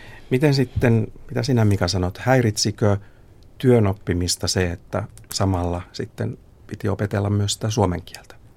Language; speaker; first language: Finnish; native; Finnish